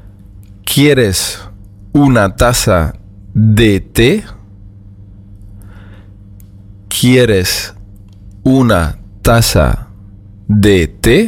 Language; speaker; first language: Spanish; non-native, fluent; German